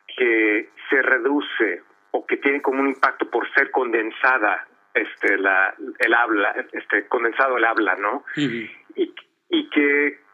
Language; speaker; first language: Spanish; early bilingual, heritage; Spanish